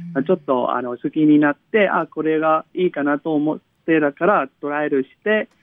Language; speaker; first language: Japanese; non-native, fluent; Vietnamese